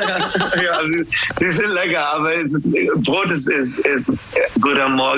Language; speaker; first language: German; non-native, learner; English